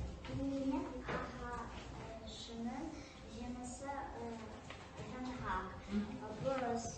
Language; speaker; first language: Kazakh; non-native, local second language; Russian